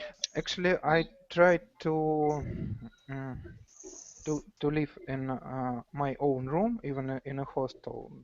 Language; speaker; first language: English; non-native, learner; Russian